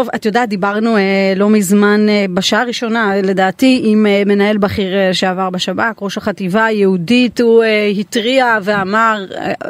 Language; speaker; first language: Hebrew; native; Hebrew